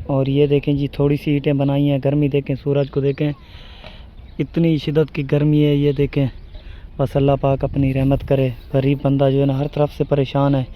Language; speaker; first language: Urdu; non-native, local second language; Punjabi